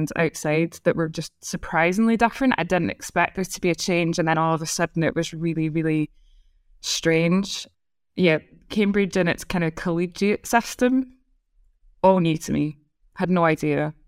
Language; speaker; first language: English; native; English